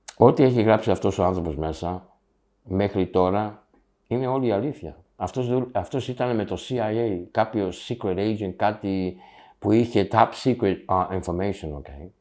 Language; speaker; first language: Greek; early bilingual, heritage; Greek